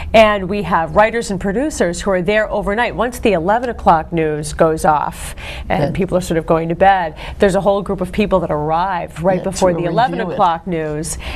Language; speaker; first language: English; native; English